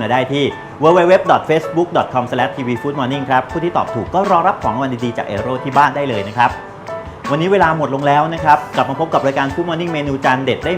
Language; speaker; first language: Thai; native; Thai